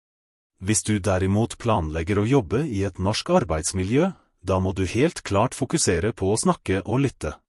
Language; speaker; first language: Norwegian; non-native, fluent; Russian